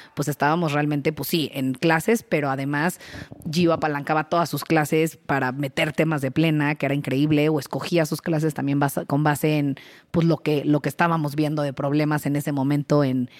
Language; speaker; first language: Spanish; native; Spanish